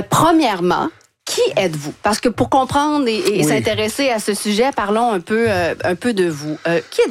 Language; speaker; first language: French; native; French